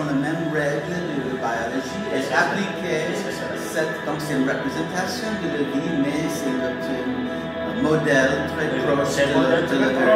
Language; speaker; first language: French; non-native, fluent; English